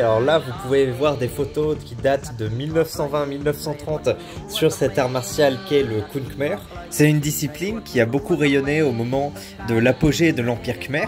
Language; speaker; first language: French; native; French